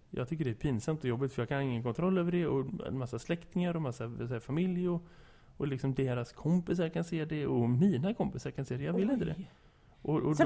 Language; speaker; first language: Swedish; native; Swedish